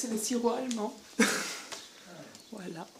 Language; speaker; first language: French; non-native, fluent; German